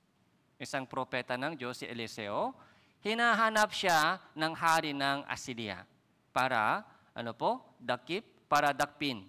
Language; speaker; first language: Filipino; non-native, fluent; Korean